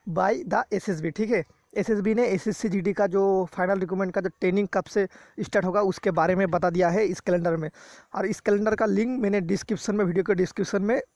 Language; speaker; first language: Hindi; non-native, local second language; Bangla